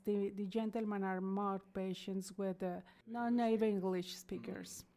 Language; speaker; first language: English; non-native, learner; Spanish